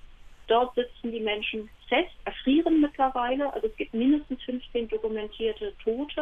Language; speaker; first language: German; native; German